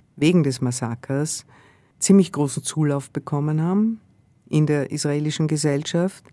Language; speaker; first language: German; native; German